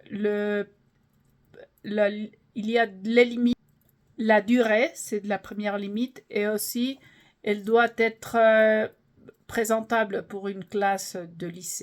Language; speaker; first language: French; non-native, fluent; English